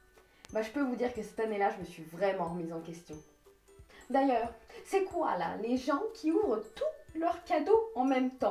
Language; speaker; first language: French; native; French